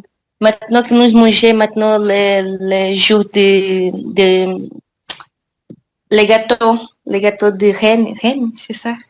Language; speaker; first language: French; non-native, learner; Portuguese